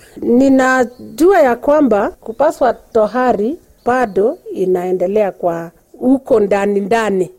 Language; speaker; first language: Swahili; non-native, local second language; Kalenjin